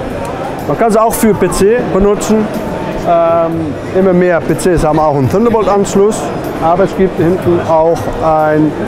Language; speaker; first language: German; non-native, fluent; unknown